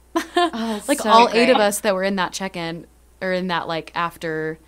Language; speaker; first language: English; native; English